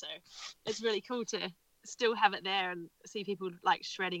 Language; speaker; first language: English; native; English